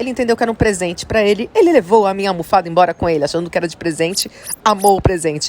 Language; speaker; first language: Portuguese; native; Portuguese